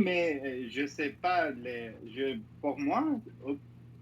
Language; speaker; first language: French; non-native, learner; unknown